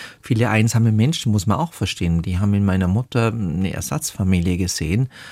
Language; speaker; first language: German; native; German